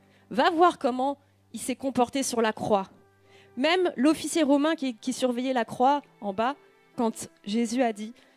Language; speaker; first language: French; native; French